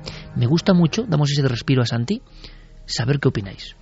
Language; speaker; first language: Spanish; native; Spanish